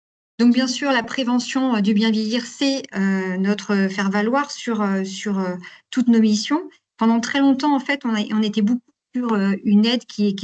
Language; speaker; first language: French; native; French